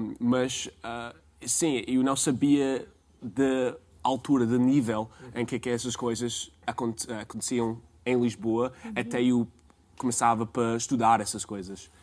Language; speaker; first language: Portuguese; non-native, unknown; English